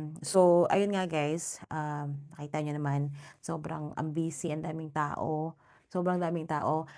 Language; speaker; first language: Filipino; native; Filipino